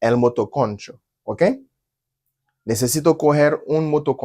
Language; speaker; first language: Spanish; non-native, learner; Haitian Creole